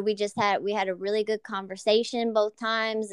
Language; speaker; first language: English; native; English